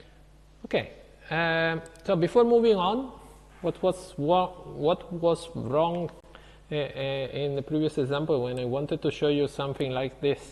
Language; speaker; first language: English; non-native, fluent; Italian